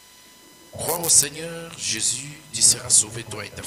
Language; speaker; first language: French; non-native, local second language; Swahili